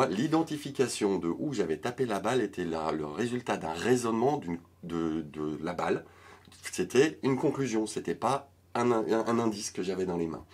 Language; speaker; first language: French; native; French